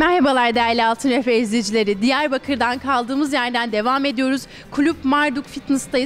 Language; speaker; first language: Turkish; native; Turkish